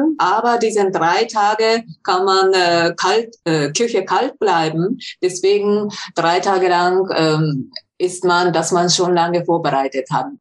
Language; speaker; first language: German; non-native, fluent; Japanese